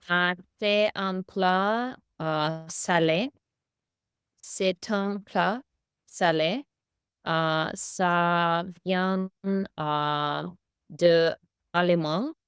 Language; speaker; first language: French; non-native, learner; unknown